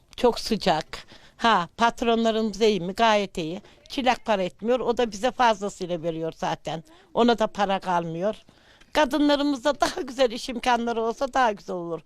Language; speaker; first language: Turkish; native; Turkish